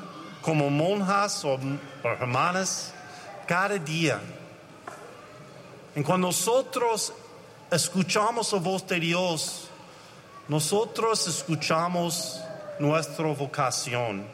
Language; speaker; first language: Spanish; non-native, learner; English